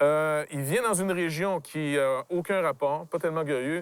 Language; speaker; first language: French; native; French